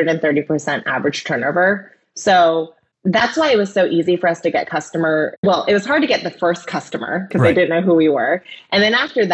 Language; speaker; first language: English; native; English